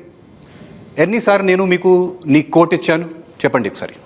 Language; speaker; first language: Telugu; non-native, fluent; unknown